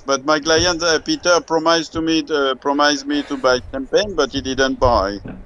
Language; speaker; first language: English; non-native, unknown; French